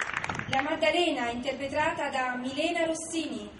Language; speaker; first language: Italian; native; Italian